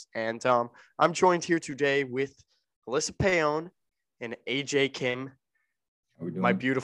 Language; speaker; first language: English; native; English